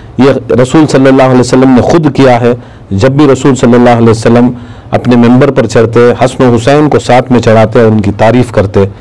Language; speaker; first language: Urdu; native; Urdu